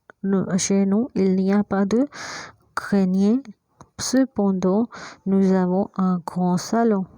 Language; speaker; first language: French; non-native, fluent; Hindi